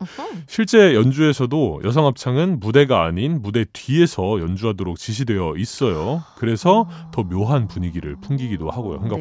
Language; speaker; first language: Korean; native; Korean